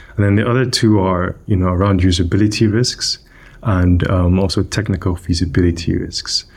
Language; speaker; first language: English; non-native, local second language; Yoruba